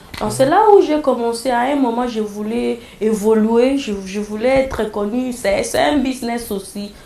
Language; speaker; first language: French; non-native, local second language; Lingala